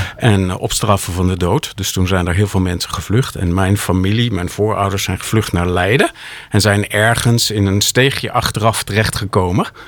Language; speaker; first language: Dutch; native; Dutch